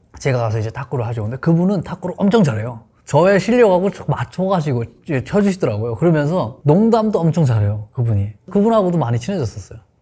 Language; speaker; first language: Korean; native; Korean